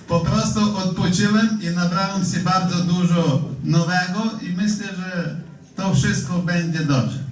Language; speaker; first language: Polish; non-native, learner; Ukrainian